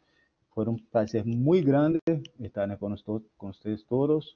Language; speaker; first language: Spanish; non-native, learner; Portuguese